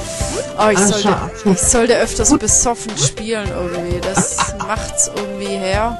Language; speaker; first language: German; native; German